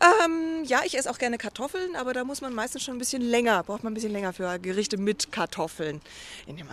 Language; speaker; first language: German; native; German